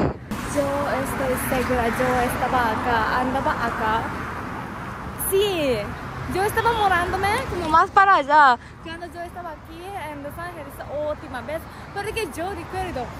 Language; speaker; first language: Spanish; non-native, learner; Japanese